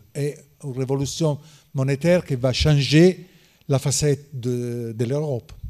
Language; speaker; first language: French; non-native, learner; Italian